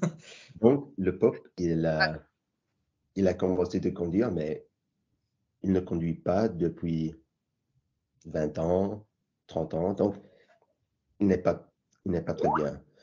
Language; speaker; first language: French; non-native, learner; English